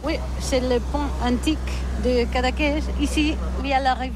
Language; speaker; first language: French; non-native, learner; Catalan